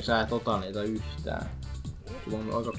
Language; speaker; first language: Finnish; native; Finnish